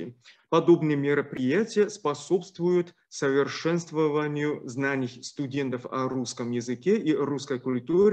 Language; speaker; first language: Russian; non-native, fluent; Chinese